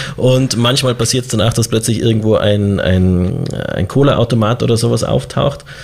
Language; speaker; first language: German; native; German